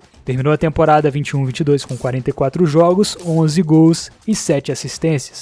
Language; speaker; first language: Portuguese; native; Portuguese